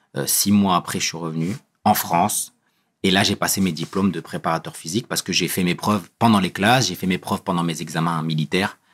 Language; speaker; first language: French; early bilingual, other home language; Kabyle